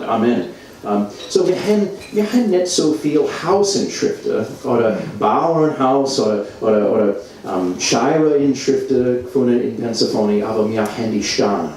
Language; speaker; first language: German; non-native, learner; English